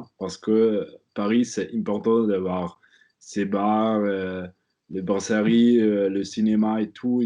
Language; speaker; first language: French; non-native, learner; German